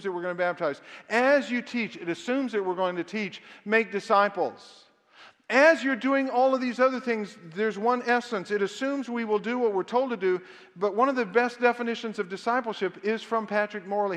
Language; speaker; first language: English; native; English